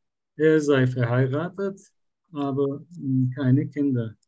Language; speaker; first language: German; non-native, learner; Turkish